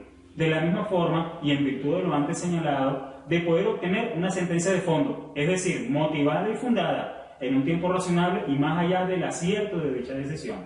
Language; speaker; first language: Spanish; native; Spanish